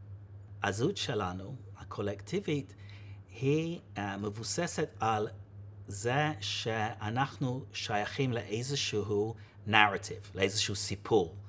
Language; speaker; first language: Hebrew; non-native, fluent; English